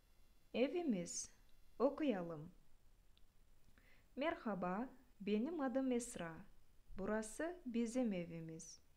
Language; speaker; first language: Turkish; non-native, fluent; Kyrgyz